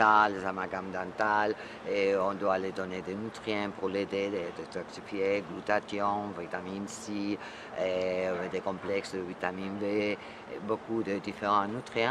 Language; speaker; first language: French; non-native, fluent; Spanish